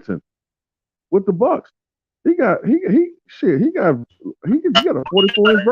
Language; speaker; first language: English; native; English